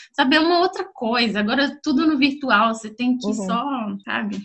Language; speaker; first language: Portuguese; native; Portuguese